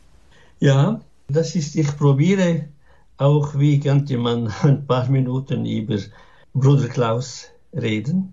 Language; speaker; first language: German; non-native, fluent; Arabic